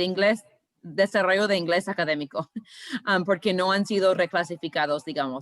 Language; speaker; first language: Spanish; early bilingual, heritage; Spanish